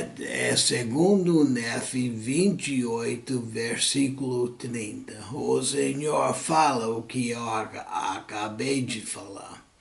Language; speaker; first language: Portuguese; non-native, fluent; English